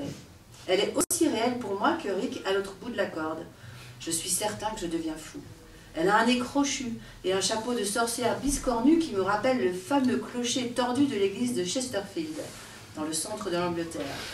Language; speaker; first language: French; native; French